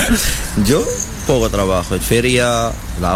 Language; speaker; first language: Spanish; non-native, learner; Arabic